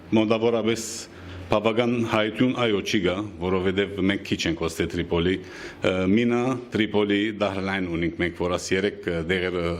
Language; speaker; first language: Armenian; native; Armenian